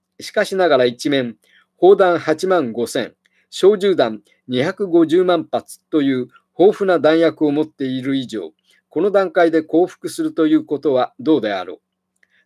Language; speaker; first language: Japanese; native; Japanese